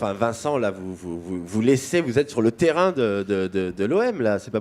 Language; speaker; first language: French; native; French